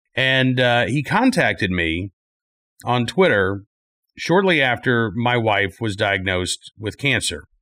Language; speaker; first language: English; native; English